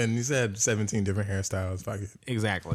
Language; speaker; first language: English; native; English